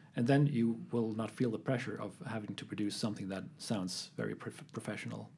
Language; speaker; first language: English; non-native, fluent; Swedish